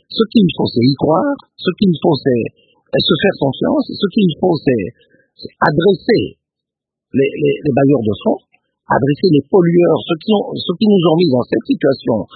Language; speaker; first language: French; non-native, local second language; Lingala